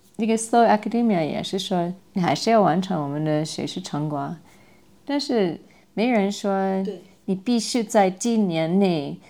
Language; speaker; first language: Chinese; non-native, fluent; English